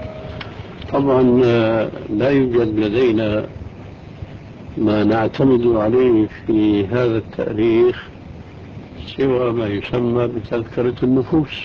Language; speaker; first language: Arabic; early bilingual, other home language; Albanian